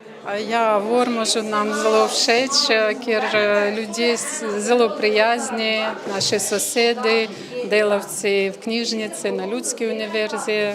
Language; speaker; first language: Slovenian; non-native, learner; Ukrainian